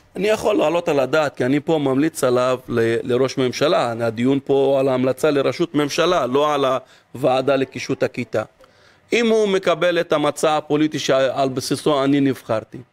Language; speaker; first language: Hebrew; non-native, local second language; Arabic